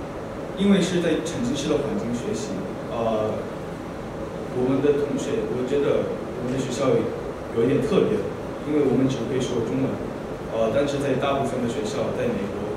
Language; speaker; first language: Chinese; non-native, fluent; Korean